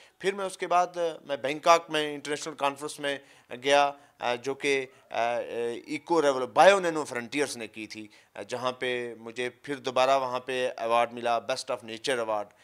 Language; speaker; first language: Urdu; non-native, local second language; Punjabi